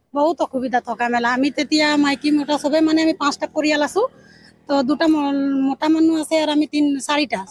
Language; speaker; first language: Assamese; native; Assamese